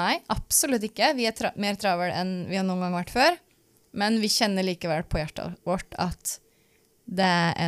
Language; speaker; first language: Norwegian; native; Norwegian